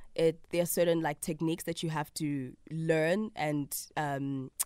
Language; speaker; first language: English; non-native, local second language; Zulu